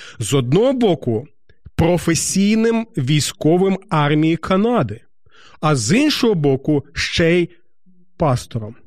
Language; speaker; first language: Ukrainian; native; Ukrainian